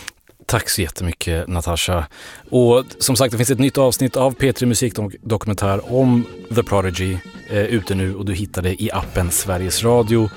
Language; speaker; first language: Swedish; native; Swedish